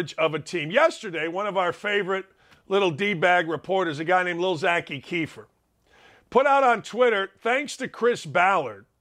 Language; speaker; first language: English; early bilingual, other home language; Serbian